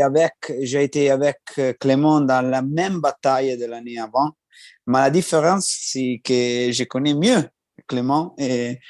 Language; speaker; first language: French; non-native, learner; Italian